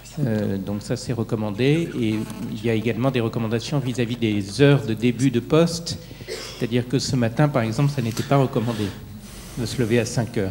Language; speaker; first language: French; native; French